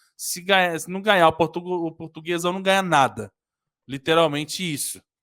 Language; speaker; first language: Portuguese; native; Portuguese